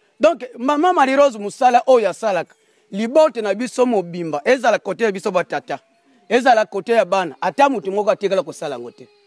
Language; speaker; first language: Lingala; non-native, local second language; Kongo